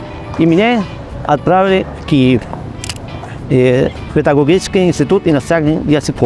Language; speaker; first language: Russian; non-native, fluent; Spanish